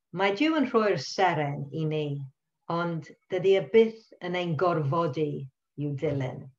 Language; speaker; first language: Welsh; non-native, local second language; English